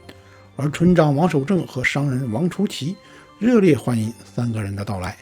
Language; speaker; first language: Chinese; native; Chinese